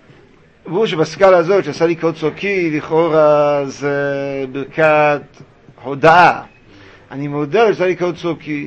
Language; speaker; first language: Hebrew; native; Hebrew